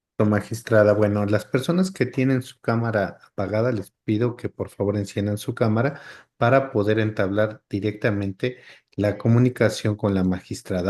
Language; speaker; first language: Spanish; native; Spanish